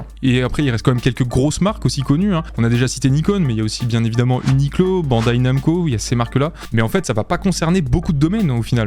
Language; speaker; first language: French; native; French